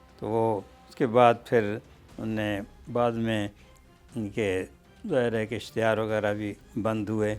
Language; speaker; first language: Urdu; native; Urdu